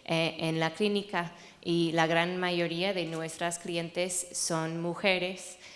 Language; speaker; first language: Spanish; non-native, fluent; English